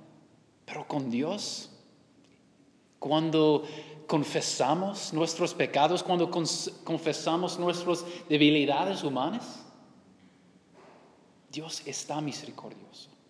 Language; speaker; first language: Spanish; non-native, learner; English